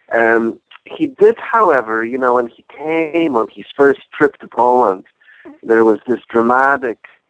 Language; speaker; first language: English; non-native, fluent; Polish